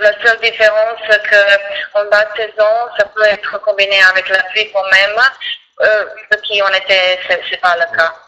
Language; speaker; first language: French; non-native, fluent; Croatian